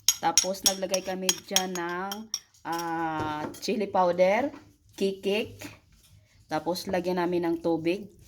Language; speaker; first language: Filipino; non-native, local second language; Hiligaynon